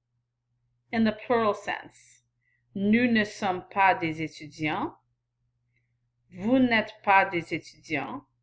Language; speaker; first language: French; non-native, fluent; English